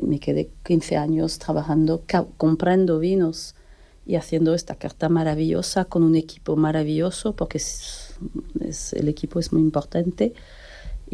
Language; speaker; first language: Spanish; non-native, fluent; French